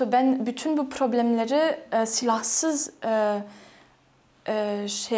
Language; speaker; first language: Turkish; non-native, fluent; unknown